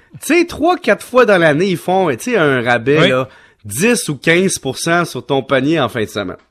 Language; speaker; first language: French; native; French